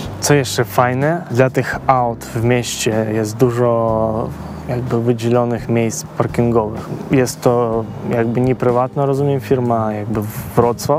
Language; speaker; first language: Polish; non-native, fluent; Ukrainian